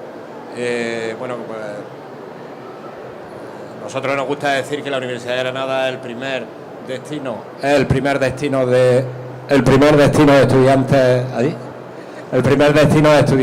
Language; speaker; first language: Spanish; native; Spanish